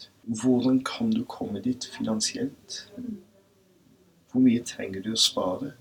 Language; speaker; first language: Norwegian; non-native, fluent; English